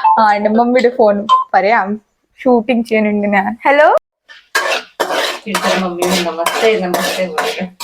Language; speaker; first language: Malayalam; non-native, learner; Kannada